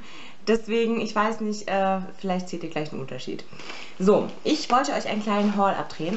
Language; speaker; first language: German; native; German